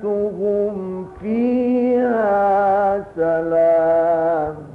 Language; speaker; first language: Arabic; native; Arabic